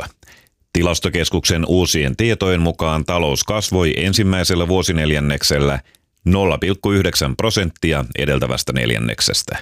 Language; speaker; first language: Finnish; native; Finnish